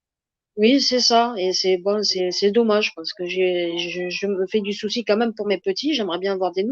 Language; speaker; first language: French; native; French